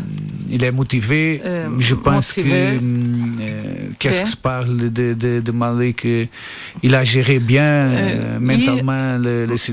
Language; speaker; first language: French; non-native, fluent; Portuguese